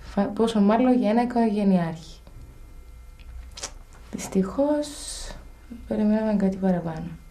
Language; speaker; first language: Greek; native; Greek